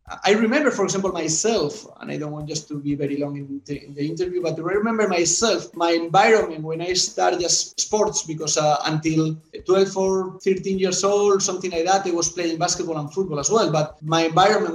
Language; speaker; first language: English; non-native, fluent; Spanish